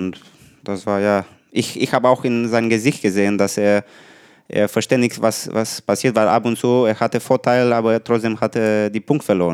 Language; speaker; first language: German; non-native, learner; Romanian